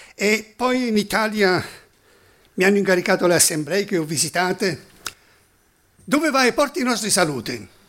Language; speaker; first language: Italian; non-native, fluent; German